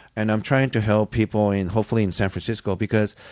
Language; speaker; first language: English; early bilingual, other home language; Japanese